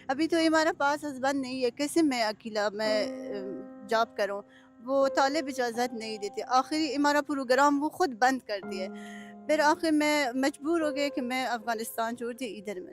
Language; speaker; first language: Hindi; non-native, learner; Persian